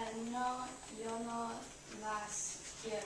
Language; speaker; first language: Spanish; non-native, learner; English